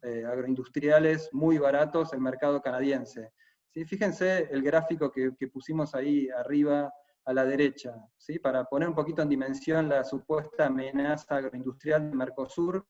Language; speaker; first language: Spanish; native; Spanish